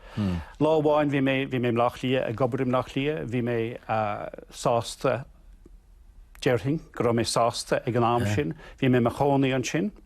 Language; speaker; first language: Irish; non-native, local second language; English